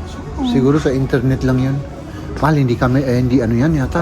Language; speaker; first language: Filipino; native; Filipino